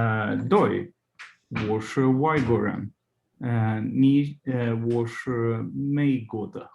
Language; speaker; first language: Chinese; non-native, learner; English